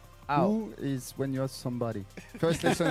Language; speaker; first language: English; non-native, learner; French